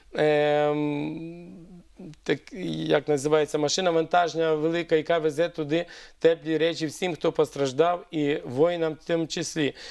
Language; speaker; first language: Ukrainian; native; Ukrainian